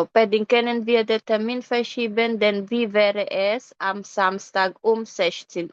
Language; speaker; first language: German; non-native, fluent; Filipino